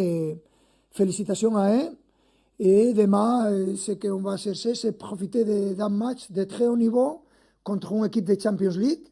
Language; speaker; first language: French; non-native, fluent; Spanish